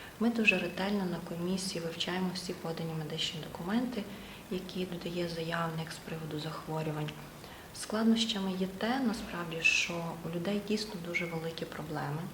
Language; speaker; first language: Ukrainian; native; Ukrainian